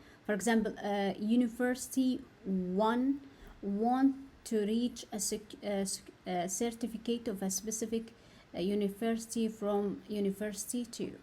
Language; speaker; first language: English; non-native, learner; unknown